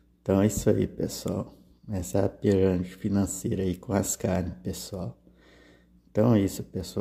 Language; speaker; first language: Portuguese; native; Portuguese